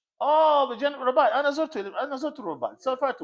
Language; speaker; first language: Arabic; non-native, fluent; English